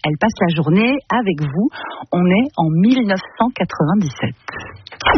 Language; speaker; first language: French; native; French